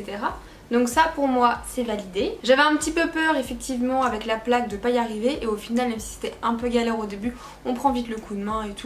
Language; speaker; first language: French; native; French